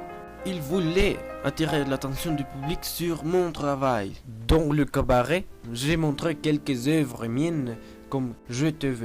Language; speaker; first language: French; non-native, learner; Spanish